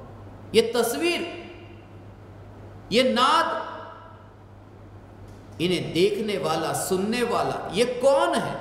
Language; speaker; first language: Hindi; non-native, local second language; Gujarati